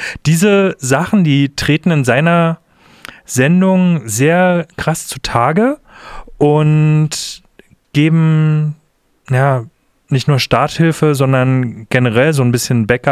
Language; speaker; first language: German; native; German